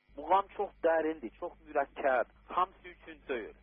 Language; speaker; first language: Azerbaijani; non-native, learner; English